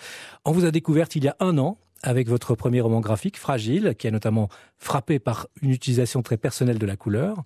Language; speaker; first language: French; native; French